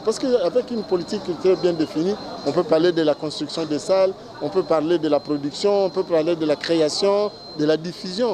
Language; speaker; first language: French; non-native, local second language; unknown